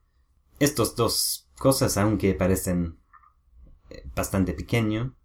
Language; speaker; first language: Spanish; non-native, learner; English